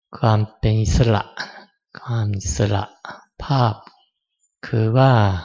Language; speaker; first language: Thai; non-native, fluent; Japanese